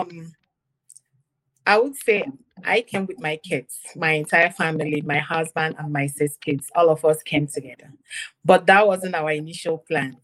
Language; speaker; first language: English; non-native, local second language; Igbo